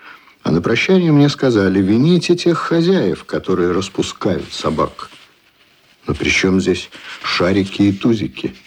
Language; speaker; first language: Russian; native; Russian